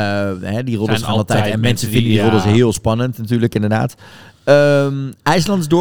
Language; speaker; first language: Dutch; native; Dutch